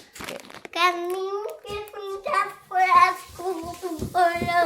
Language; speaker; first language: English; non-native, learner; Dutch